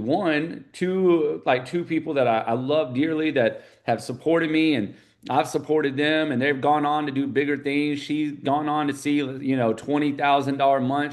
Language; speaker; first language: English; native; English